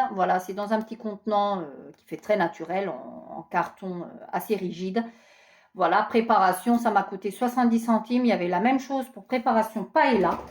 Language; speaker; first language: French; native; French